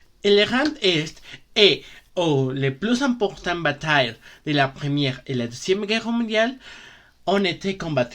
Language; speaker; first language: French; non-native, learner; Spanish